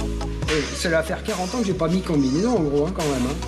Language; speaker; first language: French; native; French